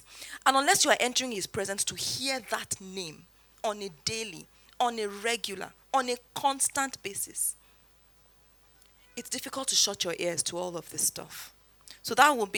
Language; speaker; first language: English; non-native, local second language; Yoruba